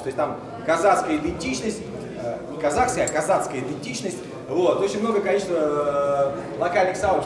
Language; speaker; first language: Russian; native; Russian